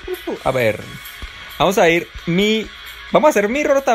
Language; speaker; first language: Spanish; native; Spanish